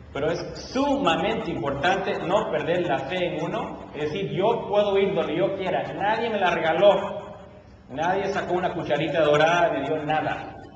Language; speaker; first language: Spanish; early bilingual, heritage; Spanish